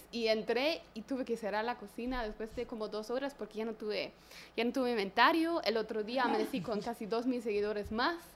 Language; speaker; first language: Spanish; non-native, fluent; German